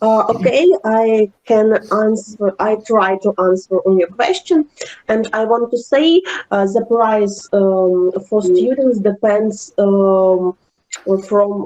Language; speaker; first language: English; non-native, learner; Ukrainian